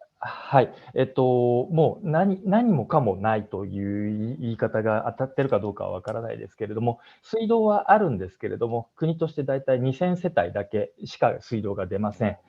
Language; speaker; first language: Japanese; native; Japanese